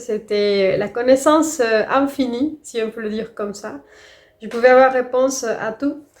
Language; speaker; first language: French; non-native, fluent; Spanish